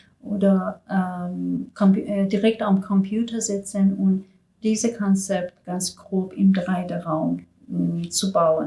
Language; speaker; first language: German; non-native, learner; Persian